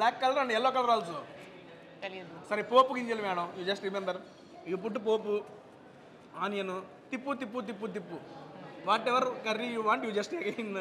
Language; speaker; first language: Telugu; native; Telugu